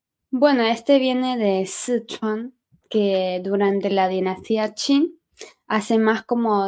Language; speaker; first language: Spanish; non-native, fluent; Chinese